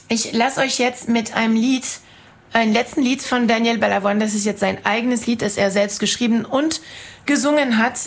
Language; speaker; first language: German; non-native, fluent; French